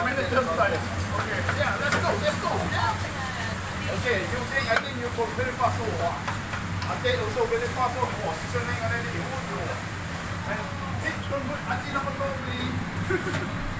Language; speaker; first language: English; non-native, learner; Burmese